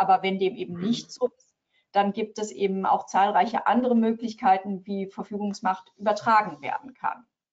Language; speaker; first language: German; native; German